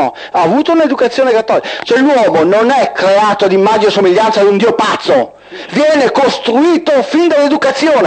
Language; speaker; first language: Italian; native; Italian